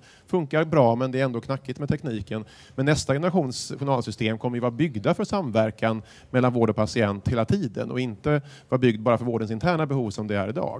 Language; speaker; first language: Swedish; native; Swedish